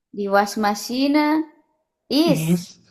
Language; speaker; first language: German; non-native, fluent; Indonesian